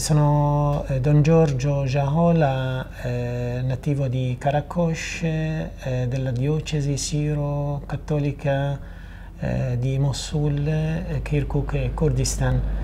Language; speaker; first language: Italian; non-native, fluent; Assyrian Neo-Aramaic